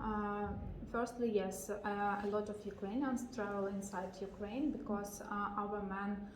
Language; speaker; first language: English; non-native, learner; Ukrainian